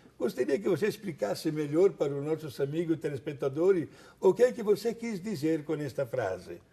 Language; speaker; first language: Portuguese; non-native, fluent; Italian